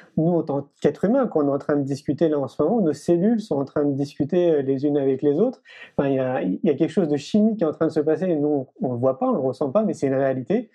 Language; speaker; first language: French; native; French